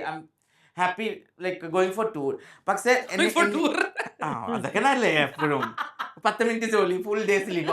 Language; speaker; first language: Malayalam; non-native, fluent; Assamese